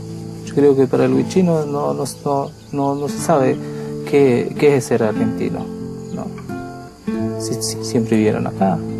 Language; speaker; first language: Spanish; non-native, local second language; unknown